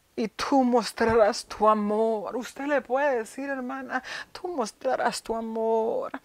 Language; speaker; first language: Spanish; early bilingual, heritage; Spanish